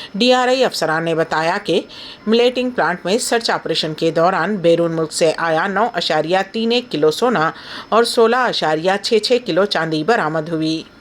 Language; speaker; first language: Urdu; native; Urdu